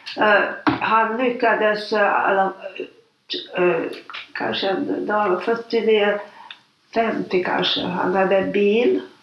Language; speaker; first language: Swedish; non-native, fluent; Hungarian